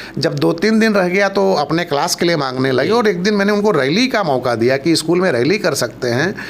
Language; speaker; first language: Hindi; non-native, local second language; Awadhi